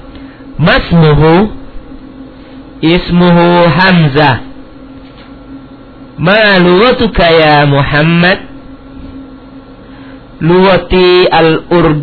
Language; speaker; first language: Arabic; non-native, fluent; Indonesian